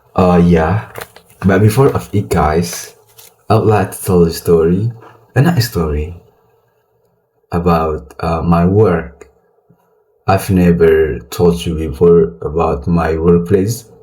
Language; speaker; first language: English; non-native, learner; Indonesian